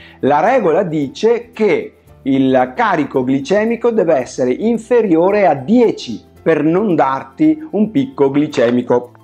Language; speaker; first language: Italian; native; Italian